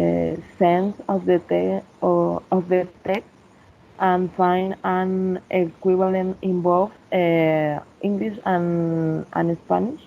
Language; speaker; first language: English; non-native, fluent; Spanish